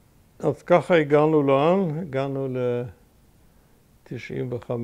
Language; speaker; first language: Hebrew; early bilingual, other home language; German